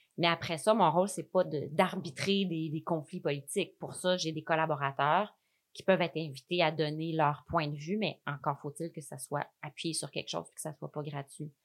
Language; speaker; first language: French; native; French